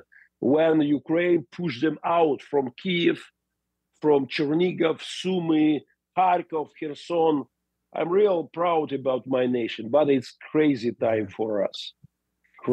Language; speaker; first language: English; non-native, learner; Russian